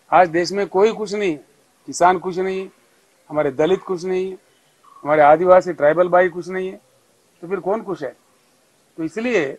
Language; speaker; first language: Hindi; non-native, local second language; Telugu